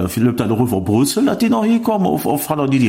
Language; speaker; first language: German; native; German